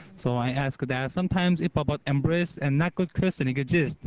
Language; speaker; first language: English; non-native, learner; Korean